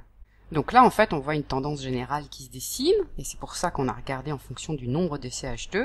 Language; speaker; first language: French; native; French